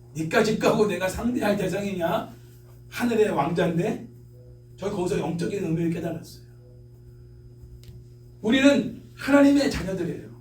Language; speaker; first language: Korean; native; Korean